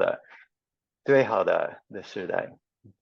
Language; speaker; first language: Chinese; non-native, fluent; English